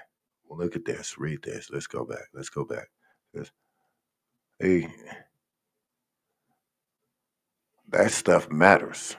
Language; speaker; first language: English; native; English